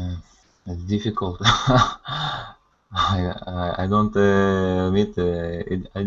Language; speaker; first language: English; non-native, learner; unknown